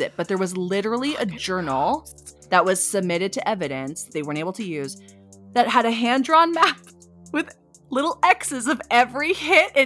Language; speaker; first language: English; native; English